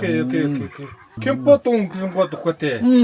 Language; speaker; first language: Korean; non-native, learner; Mongolian